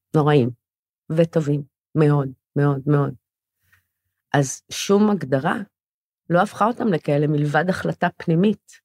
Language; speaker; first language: Hebrew; native; Hebrew